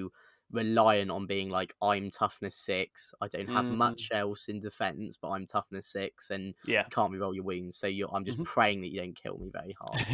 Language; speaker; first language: English; native; English